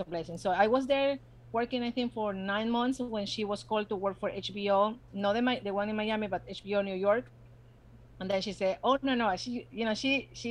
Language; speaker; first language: English; non-native, fluent; Spanish